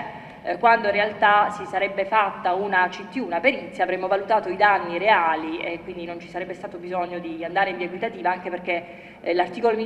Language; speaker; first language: Italian; native; Italian